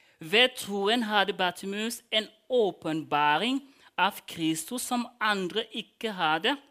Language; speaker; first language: Norwegian; non-native, fluent; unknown